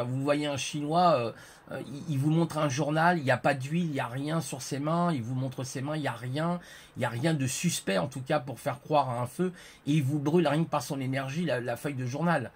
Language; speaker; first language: French; native; French